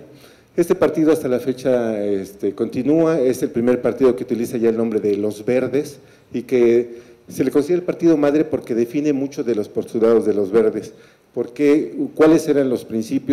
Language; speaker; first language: Spanish; native; Spanish